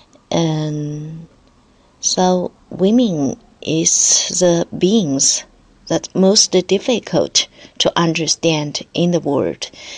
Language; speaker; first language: English; non-native, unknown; Chinese